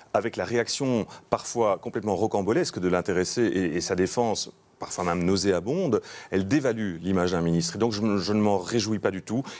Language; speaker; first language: French; native; French